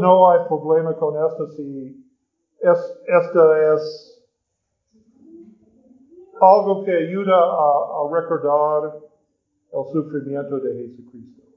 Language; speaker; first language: Spanish; non-native, learner; English